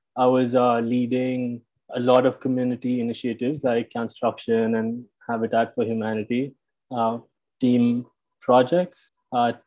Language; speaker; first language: English; non-native, local second language; Hindi